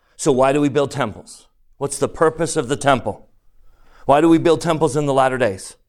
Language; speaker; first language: English; native; English